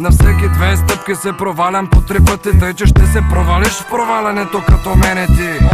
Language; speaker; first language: Bulgarian; native; Bulgarian